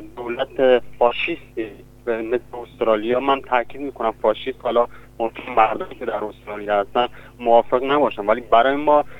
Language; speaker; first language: Persian; non-native, local second language; Kurdish